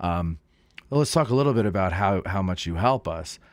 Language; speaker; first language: English; native; English